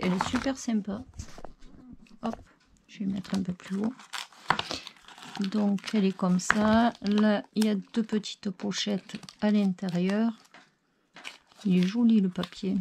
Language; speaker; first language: French; native; French